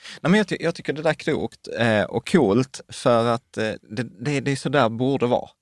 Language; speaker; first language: Swedish; native; Swedish